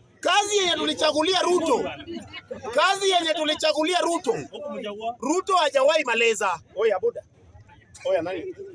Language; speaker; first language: Swahili; non-native, local second language; Luo (Kenya and Tanzania)